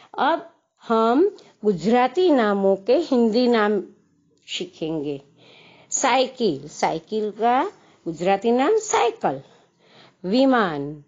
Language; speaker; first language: Hindi; non-native, local second language; Gujarati